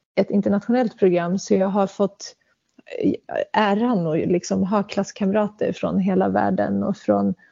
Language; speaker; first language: Swedish; early bilingual, other home language; Central Kurdish